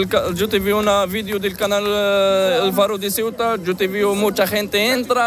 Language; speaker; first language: Spanish; non-native, learner; Arabic